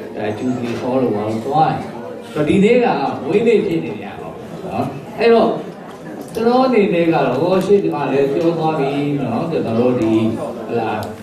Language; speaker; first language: Burmese; native; Burmese